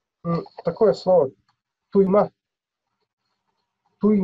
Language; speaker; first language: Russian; non-native, local second language; Yakut